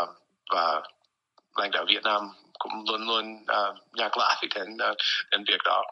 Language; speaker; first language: Vietnamese; non-native, fluent; English